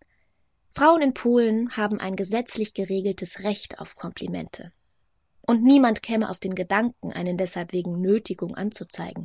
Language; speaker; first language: German; native; German